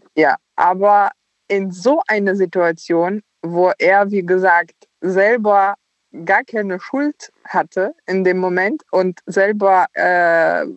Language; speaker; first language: German; early bilingual, other home language; Ukrainian